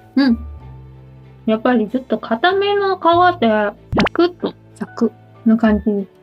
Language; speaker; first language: Japanese; non-native, fluent; Chinese